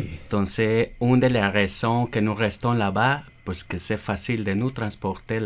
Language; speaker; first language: French; non-native, learner; Spanish